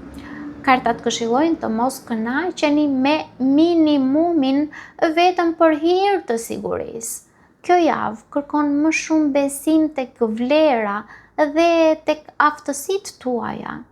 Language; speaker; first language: Albanian; native; Albanian